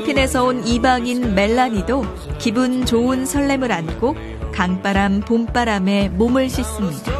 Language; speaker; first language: Korean; native; Korean